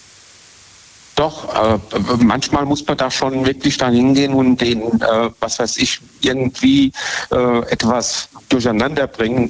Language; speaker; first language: German; native; German